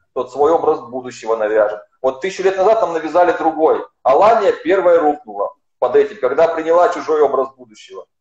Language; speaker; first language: Russian; non-native, local second language; Ossetic